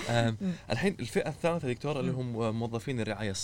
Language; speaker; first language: Arabic; native; Arabic